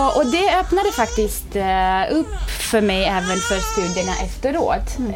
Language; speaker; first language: Swedish; non-native, fluent; Romanian